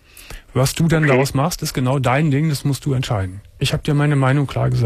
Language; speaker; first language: German; native; German